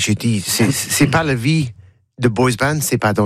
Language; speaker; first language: French; non-native, learner; English